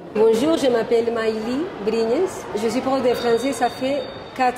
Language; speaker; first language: French; non-native, fluent; Spanish